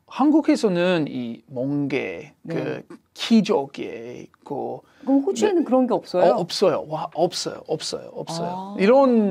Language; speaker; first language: Korean; non-native, learner; English